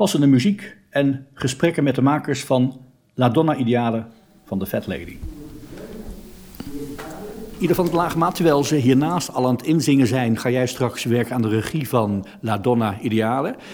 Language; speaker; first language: Dutch; native; Dutch